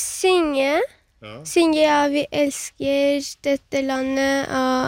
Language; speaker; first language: Norwegian; early bilingual, other home language; Turkish